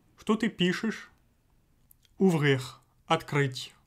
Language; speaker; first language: Russian; non-native, fluent; French